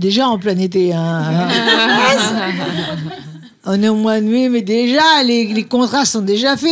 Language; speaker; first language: French; native; French